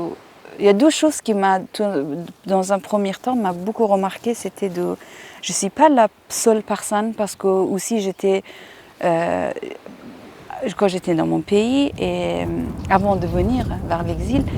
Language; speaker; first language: French; non-native, fluent; Persian